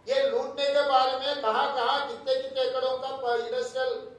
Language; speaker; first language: Hindi; non-native, local second language; Telugu